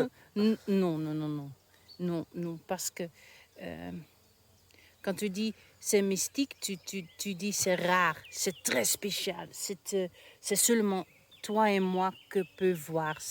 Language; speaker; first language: French; non-native, learner; Dutch